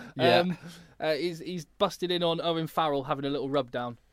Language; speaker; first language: English; native; English